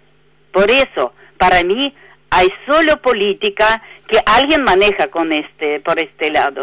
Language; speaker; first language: Spanish; non-native, fluent; Russian